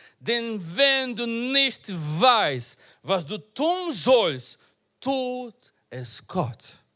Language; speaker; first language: German; non-native, learner; Portuguese